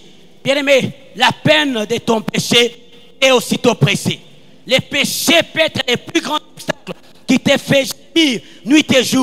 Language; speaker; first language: French; non-native, local second language; Lingala